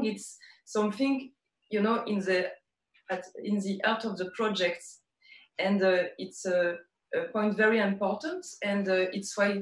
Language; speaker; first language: English; non-native, learner; French